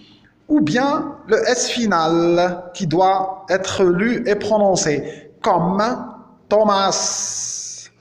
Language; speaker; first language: French; non-native, local second language; Arabic